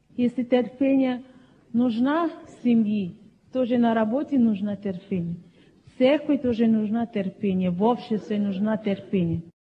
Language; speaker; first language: Russian; non-native, fluent; Yoruba